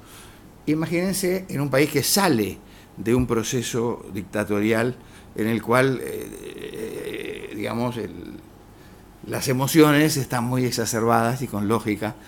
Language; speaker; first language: Spanish; native; Spanish